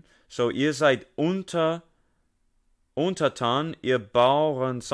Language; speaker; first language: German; non-native, learner; English